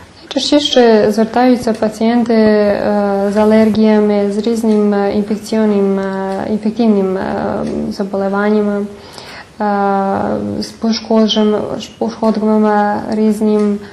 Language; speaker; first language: Ukrainian; early bilingual, heritage; Ukrainian